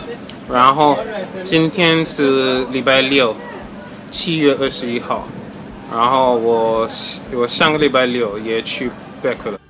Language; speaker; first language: Chinese; non-native, fluent; English